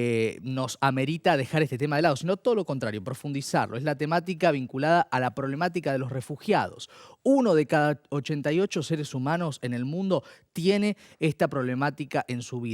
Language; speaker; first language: Spanish; native; Spanish